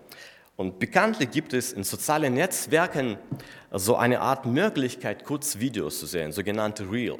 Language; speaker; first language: German; non-native, fluent; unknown